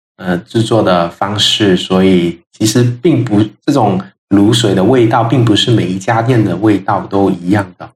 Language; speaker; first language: Chinese; non-native, local second language; Min Nan Chinese